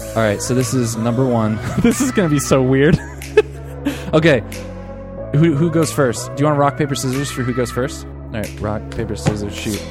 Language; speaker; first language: English; native; English